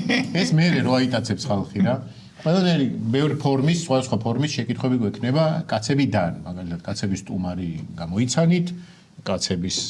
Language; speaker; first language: Georgian; native; Georgian